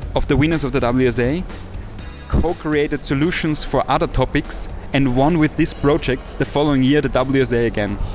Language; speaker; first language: English; non-native, fluent; German